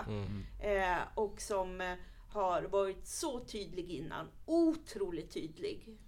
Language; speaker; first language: Swedish; native; Swedish